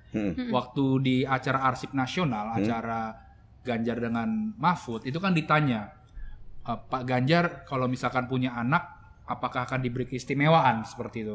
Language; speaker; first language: Indonesian; native; Indonesian